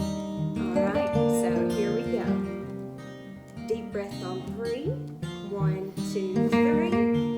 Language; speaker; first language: English; native; English